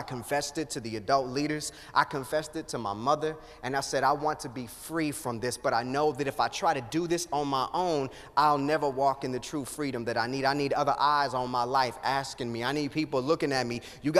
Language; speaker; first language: English; native; English